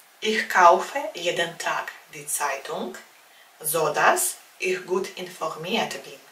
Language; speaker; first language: German; non-native, fluent; Czech